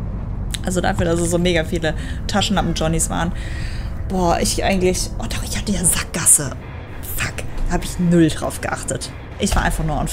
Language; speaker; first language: German; native; German